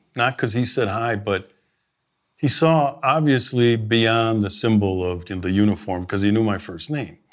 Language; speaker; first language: English; native; English